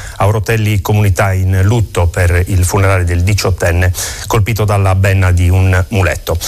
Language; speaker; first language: Italian; native; Italian